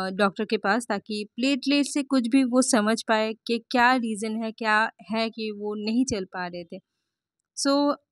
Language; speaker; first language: Hindi; non-native, local second language; Bangla